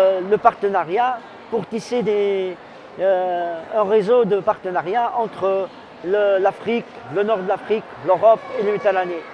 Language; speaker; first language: French; non-native, local second language; Arabic